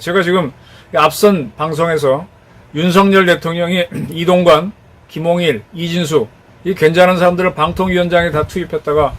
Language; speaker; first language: Korean; native; Korean